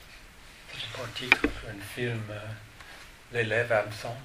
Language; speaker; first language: French; non-native, fluent; English